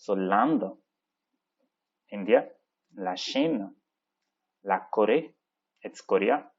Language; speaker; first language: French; non-native, fluent; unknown